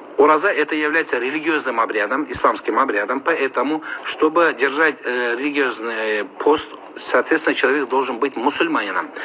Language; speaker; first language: Russian; non-native, local second language; Kazakh